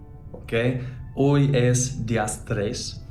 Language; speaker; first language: Spanish; non-native, learner; English